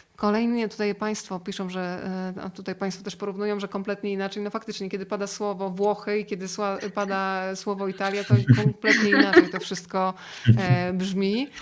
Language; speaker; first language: Polish; native; Polish